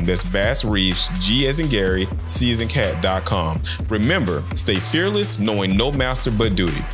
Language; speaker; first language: English; native; English